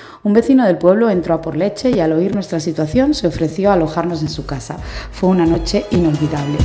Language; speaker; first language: Spanish; native; Spanish